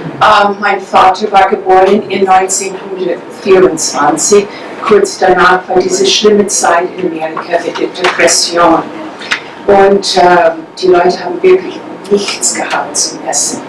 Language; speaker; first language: German; non-native, fluent; English